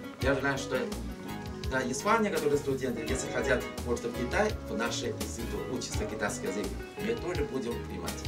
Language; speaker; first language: Russian; non-native, learner; Chinese